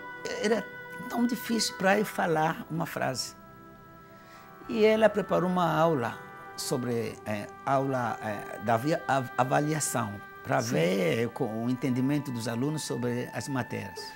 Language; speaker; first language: Portuguese; non-native, fluent; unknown